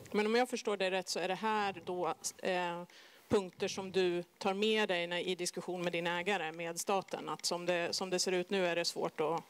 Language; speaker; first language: Swedish; native; Swedish